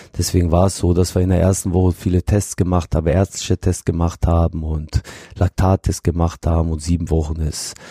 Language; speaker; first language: German; non-native, fluent; Bosnian